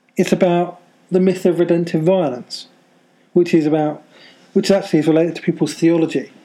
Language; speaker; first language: English; native; English